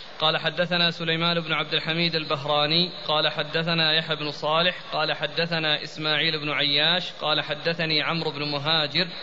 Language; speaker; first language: Arabic; native; Arabic